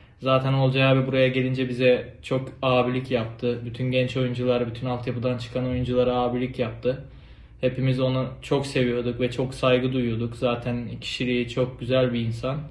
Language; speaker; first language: Turkish; native; Turkish